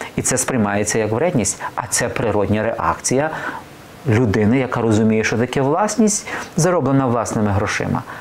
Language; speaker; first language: Ukrainian; native; Ukrainian